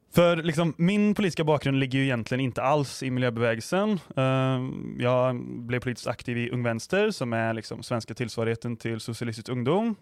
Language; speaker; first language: Swedish; native; Swedish